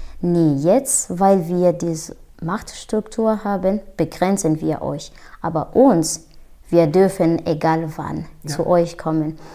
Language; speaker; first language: German; non-native, fluent; Kinyarwanda